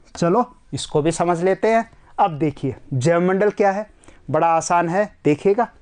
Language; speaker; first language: Hindi; native; Hindi